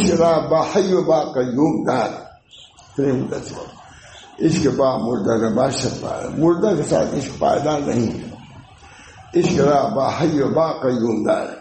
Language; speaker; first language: Urdu; native; Urdu